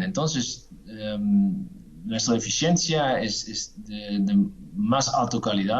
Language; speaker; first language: Spanish; non-native, fluent; Dutch